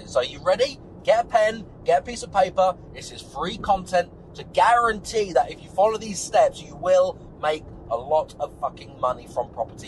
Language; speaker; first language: English; native; English